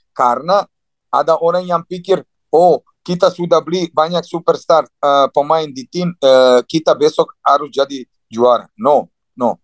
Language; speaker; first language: Indonesian; non-native, fluent; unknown